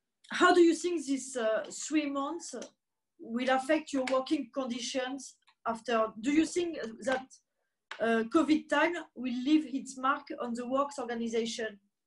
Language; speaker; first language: English; non-native, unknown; French